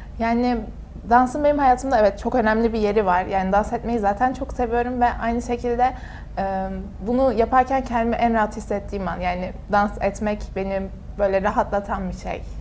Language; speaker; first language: Turkish; native; Turkish